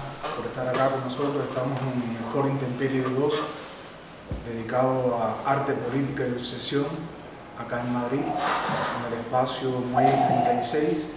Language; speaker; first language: Spanish; native; Spanish